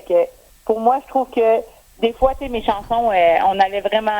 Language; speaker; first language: French; native; French